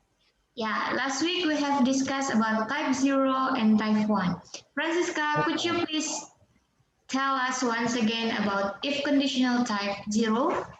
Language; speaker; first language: English; non-native, fluent; Indonesian